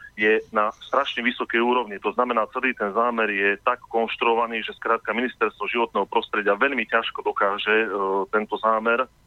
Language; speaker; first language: Slovak; native; Slovak